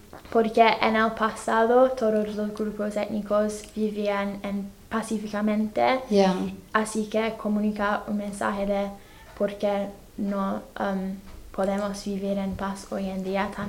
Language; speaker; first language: Spanish; non-native, fluent; English